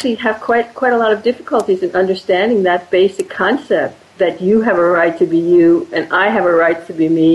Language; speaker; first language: English; native; English